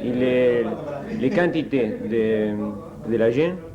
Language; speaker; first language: French; non-native, learner; Spanish